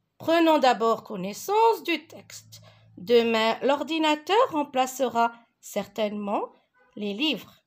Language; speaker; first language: French; non-native, local second language; Arabic